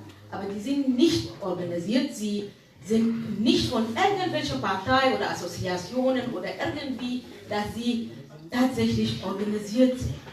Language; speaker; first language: German; non-native, fluent; Arabic